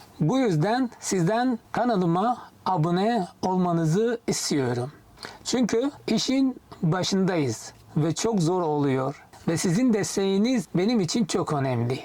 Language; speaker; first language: Turkish; non-native, fluent; Arabic